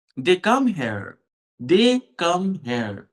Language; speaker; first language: English; non-native, local second language; Hindi